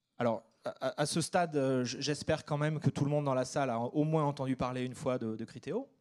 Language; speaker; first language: French; native; French